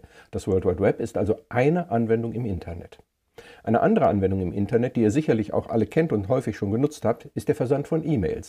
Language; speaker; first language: German; native; German